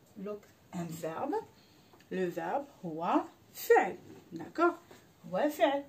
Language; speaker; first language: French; non-native, local second language; Arabic